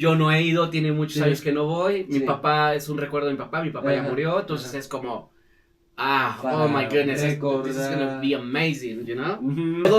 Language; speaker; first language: Spanish; native; Spanish